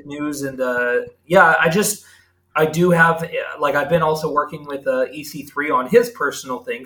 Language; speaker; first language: English; native; English